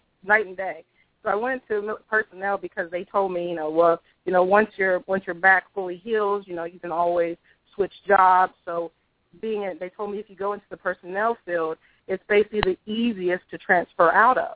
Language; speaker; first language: English; native; English